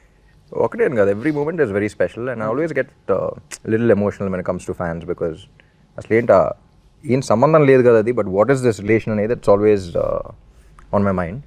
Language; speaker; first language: Telugu; native; Telugu